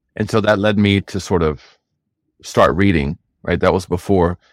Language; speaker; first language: English; native; English